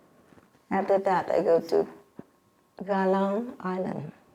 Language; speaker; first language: English; non-native, learner; Vietnamese